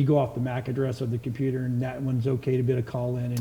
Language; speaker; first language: English; native; English